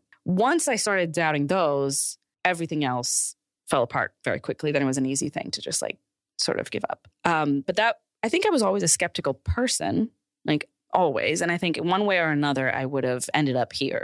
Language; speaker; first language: English; early bilingual, other home language; Urdu